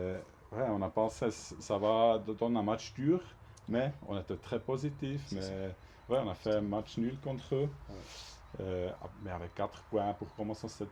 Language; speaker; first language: French; non-native, local second language; German